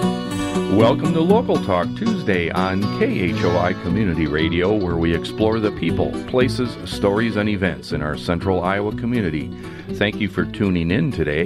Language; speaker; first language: English; native; English